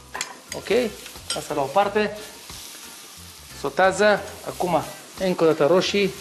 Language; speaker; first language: Romanian; non-native, learner; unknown